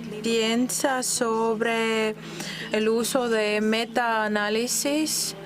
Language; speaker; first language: Spanish; non-native, fluent; German